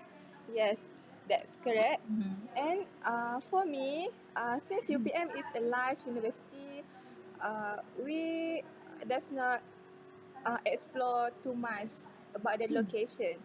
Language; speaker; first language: English; non-native, local second language; Malay